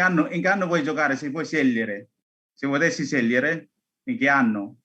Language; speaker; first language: Italian; non-native, learner; Indonesian